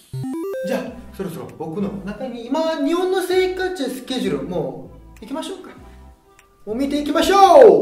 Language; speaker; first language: Japanese; non-native, fluent; Korean